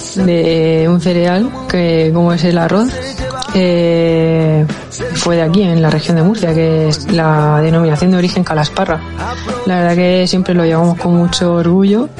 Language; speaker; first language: Spanish; native; Spanish